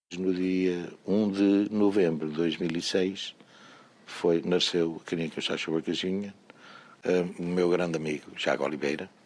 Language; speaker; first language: Portuguese; native; Portuguese